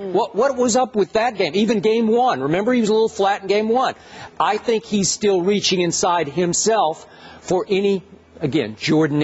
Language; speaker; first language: English; native; English